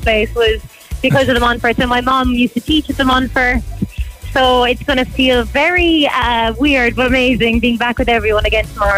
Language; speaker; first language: English; native; English